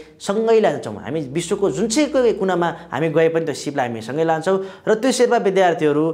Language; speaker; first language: Nepali; non-native, local second language; Sherpa